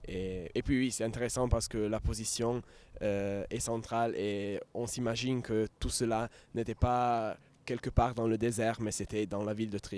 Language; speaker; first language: French; non-native, fluent; Italian